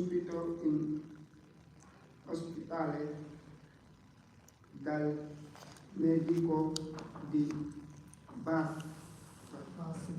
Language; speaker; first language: Italian; non-native, learner; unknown